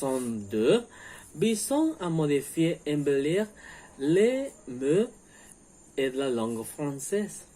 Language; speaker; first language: French; non-native, learner; Spanish